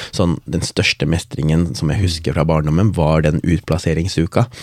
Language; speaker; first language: Norwegian; non-native, local second language; Tamil